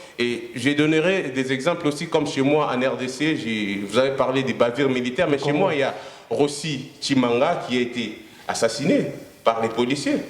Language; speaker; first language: French; non-native, local second language; Lingala